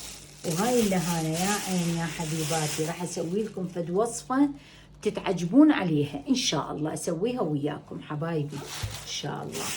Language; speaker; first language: Arabic; native; Arabic